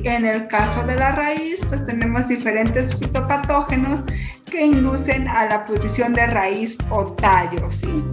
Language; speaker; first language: Spanish; native; Spanish